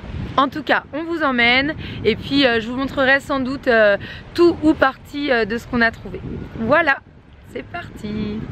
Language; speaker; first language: French; native; French